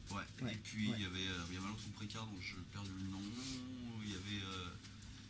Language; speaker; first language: French; native; French